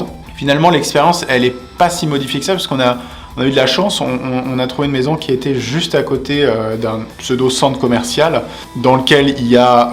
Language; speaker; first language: French; native; French